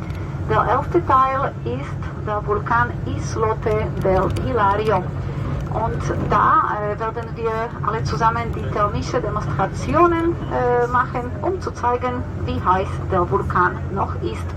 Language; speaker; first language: German; non-native, fluent; Spanish